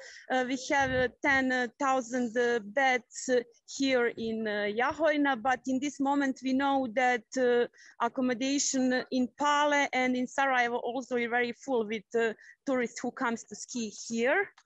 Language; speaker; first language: English; non-native, fluent; Croatian